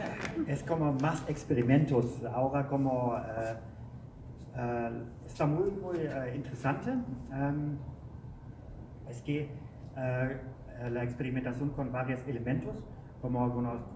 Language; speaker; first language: Spanish; non-native, learner; German